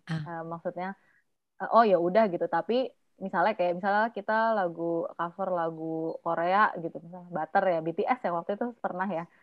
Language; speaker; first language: Indonesian; native; Indonesian